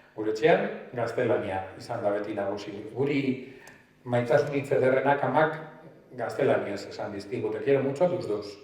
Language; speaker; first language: Basque; non-native, local second language; Spanish